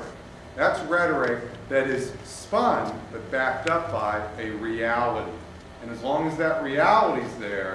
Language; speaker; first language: English; native; English